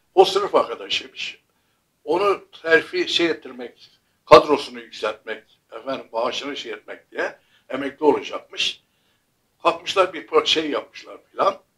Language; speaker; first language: Turkish; native; Turkish